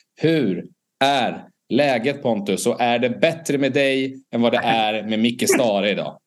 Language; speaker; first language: Swedish; native; Swedish